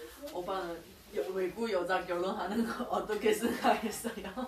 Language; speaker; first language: Korean; non-native, learner; Chinese